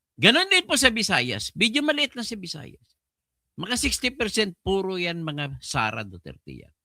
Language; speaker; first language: Filipino; non-native, local second language; Cebuano